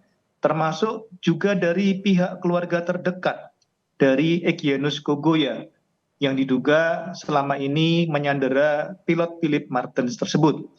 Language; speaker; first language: Indonesian; native; Indonesian